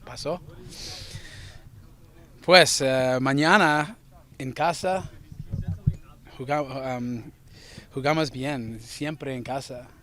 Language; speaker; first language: Spanish; non-native, learner; English